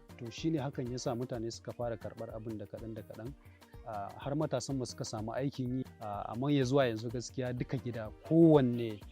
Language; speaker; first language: Hausa; native; Hausa